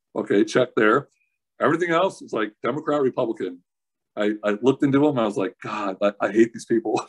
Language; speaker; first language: English; native; English